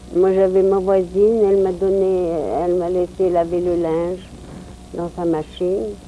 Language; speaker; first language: French; non-native, local second language; Arabic